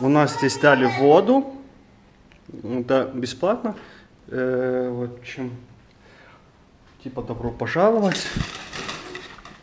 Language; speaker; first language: Russian; native; Russian